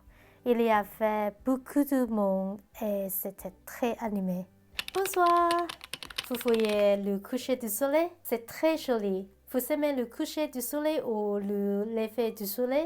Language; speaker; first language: French; non-native, learner; Cantonese